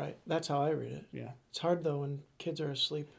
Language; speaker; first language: English; native; English